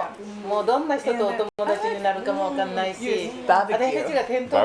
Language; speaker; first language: Japanese; native; Japanese